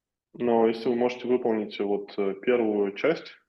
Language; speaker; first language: Russian; native; Russian